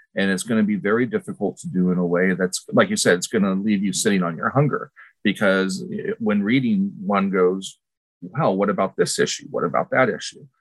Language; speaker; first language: English; early bilingual, other home language; Spanish